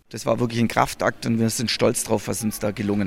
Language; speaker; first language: German; native; German